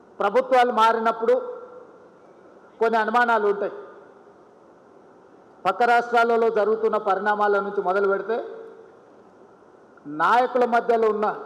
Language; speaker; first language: Telugu; native; Telugu